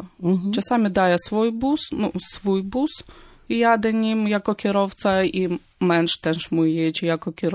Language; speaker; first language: Polish; non-native, fluent; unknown